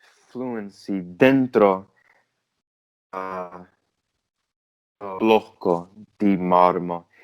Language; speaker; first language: Italian; non-native, learner; English